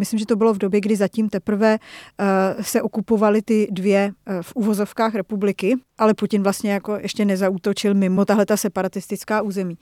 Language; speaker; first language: Czech; native; Czech